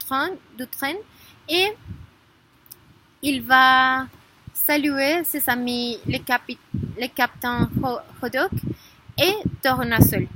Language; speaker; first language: French; non-native, learner; Spanish